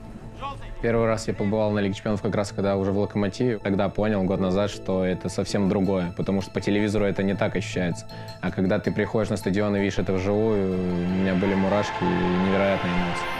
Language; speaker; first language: Russian; native; Russian